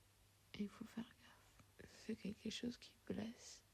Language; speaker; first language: French; non-native, fluent; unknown